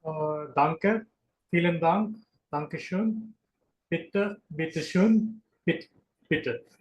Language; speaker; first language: German; non-native, learner; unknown